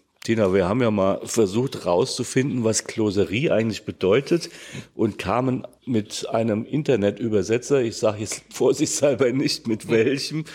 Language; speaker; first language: German; native; German